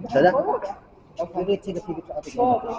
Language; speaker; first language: Chinese; native; Chinese